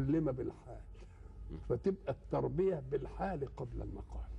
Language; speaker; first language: Arabic; native; Arabic